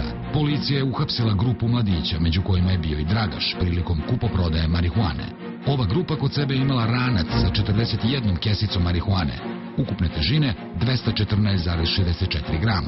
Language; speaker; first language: Serbian; native; Serbian